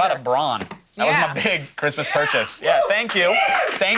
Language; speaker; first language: English; native; English